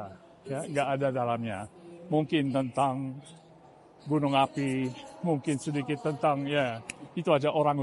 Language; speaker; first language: Indonesian; non-native, fluent; English